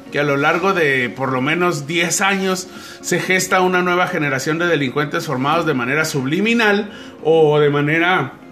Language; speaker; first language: Spanish; native; Spanish